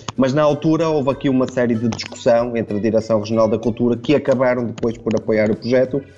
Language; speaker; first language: Portuguese; native; Portuguese